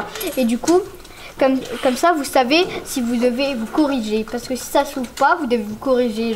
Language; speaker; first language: French; native; French